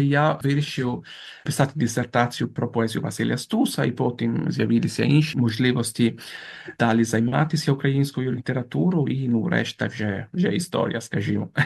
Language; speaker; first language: Ukrainian; non-native, fluent; Italian